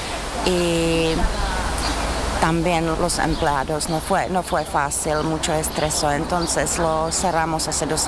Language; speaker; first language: Spanish; non-native, learner; Czech